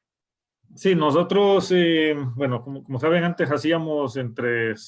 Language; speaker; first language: Spanish; native; Spanish